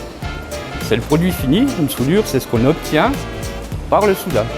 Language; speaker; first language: French; native; French